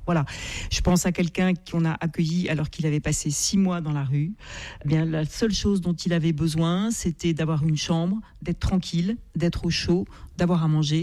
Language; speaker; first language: French; native; French